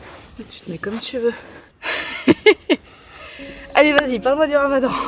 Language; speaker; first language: French; native; French